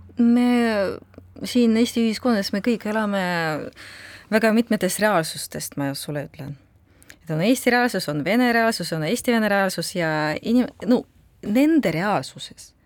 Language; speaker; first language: Estonian; non-native, local second language; Russian